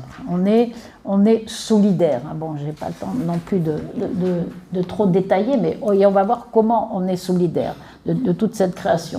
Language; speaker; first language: French; native; French